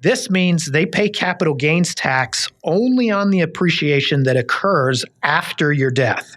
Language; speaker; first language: English; native; English